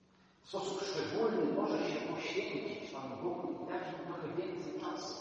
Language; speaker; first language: Polish; native; Polish